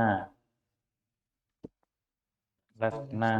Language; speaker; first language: Arabic; non-native, fluent; Indonesian